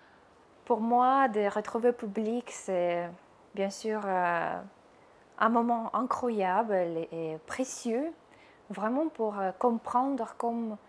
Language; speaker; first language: French; non-native, fluent; Russian